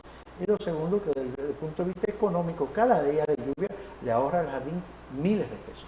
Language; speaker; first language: Spanish; native; Spanish